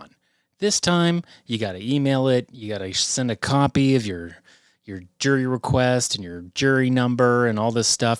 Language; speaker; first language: English; native; English